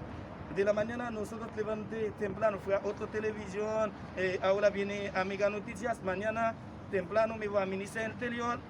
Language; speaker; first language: Spanish; non-native, learner; Haitian Creole